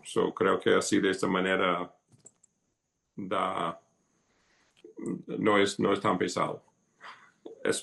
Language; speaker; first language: Spanish; non-native, fluent; English